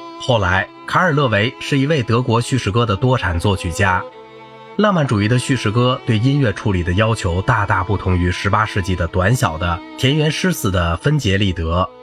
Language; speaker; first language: Chinese; native; Chinese